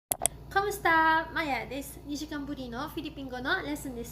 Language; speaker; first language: Japanese; non-native, fluent; Cebuano